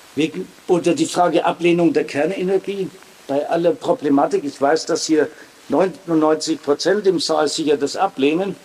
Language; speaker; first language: German; native; German